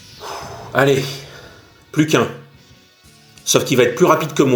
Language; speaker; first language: French; native; French